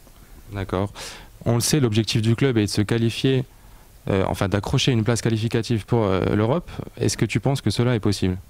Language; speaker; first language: French; native; French